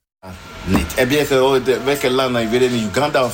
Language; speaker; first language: Dutch; non-native, learner; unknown